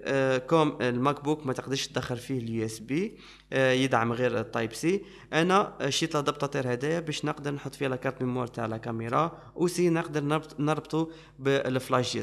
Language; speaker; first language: Arabic; native; Arabic